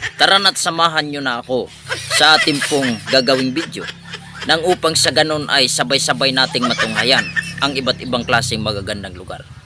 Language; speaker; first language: Filipino; non-native, local second language; Waray